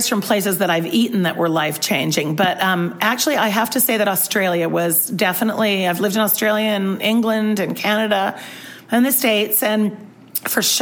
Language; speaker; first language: English; native; English